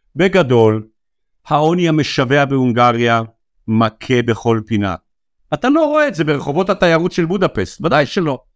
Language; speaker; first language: Hebrew; native; Hebrew